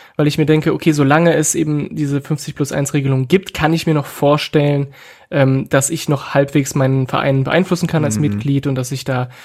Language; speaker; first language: German; non-native, fluent; French